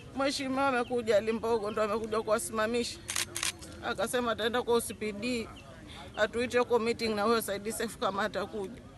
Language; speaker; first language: Swahili; native; Swahili